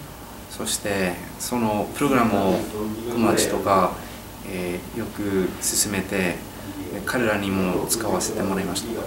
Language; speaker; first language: Japanese; non-native, learner; English